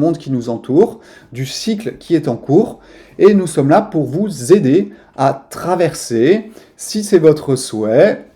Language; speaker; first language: French; native; French